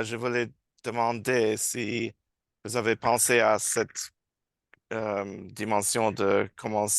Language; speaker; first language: French; non-native, learner; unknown